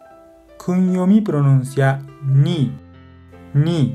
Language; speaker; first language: Spanish; non-native, fluent; Japanese